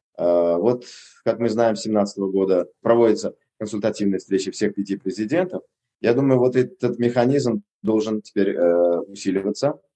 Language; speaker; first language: Russian; non-native, local second language; Uzbek